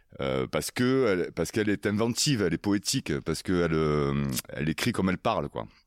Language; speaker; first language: French; native; French